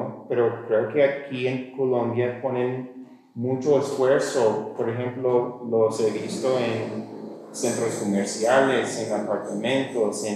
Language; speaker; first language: Spanish; non-native, fluent; English